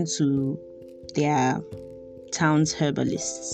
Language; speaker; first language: English; non-native, local second language; Yoruba